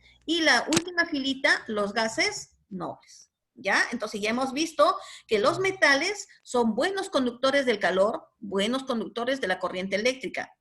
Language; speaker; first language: Spanish; native; Spanish